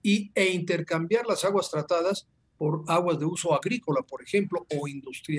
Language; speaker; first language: Spanish; native; Spanish